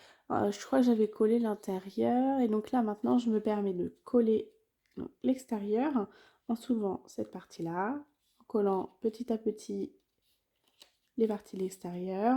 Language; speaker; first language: French; native; French